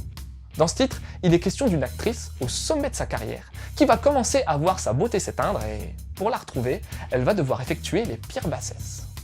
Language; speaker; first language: French; native; French